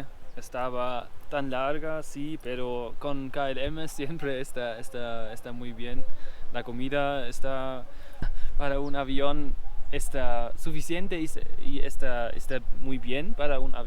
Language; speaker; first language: Spanish; non-native, learner; German